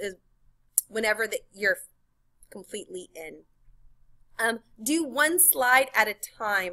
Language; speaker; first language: English; native; English